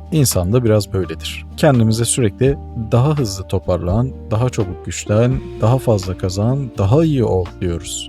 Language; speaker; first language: Turkish; native; Turkish